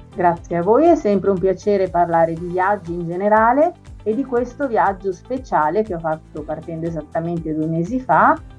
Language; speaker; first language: Italian; native; Italian